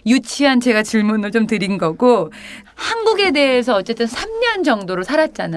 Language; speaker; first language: Korean; native; Korean